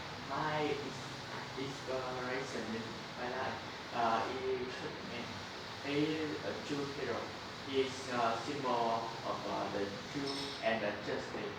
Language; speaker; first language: English; non-native, learner; Vietnamese